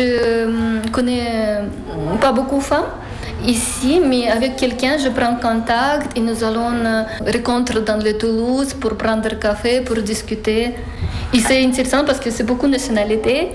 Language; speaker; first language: French; non-native, learner; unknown